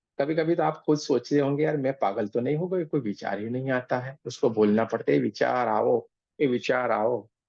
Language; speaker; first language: Hindi; non-native, local second language; Gujarati